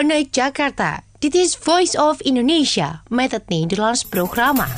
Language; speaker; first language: Dutch; non-native, fluent; Indonesian